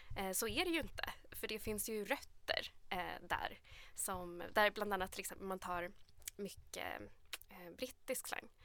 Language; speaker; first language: Swedish; native; Swedish